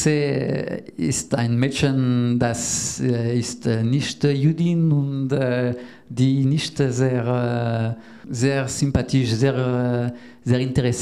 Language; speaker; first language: German; non-native, learner; French